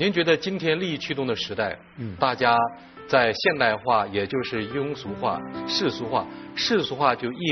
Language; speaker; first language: Chinese; native; Chinese